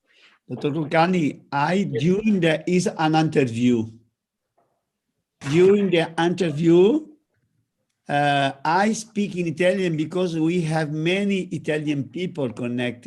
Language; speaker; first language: English; non-native, learner; Italian